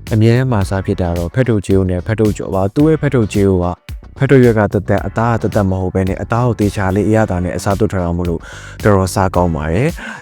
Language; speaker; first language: Burmese; native; Burmese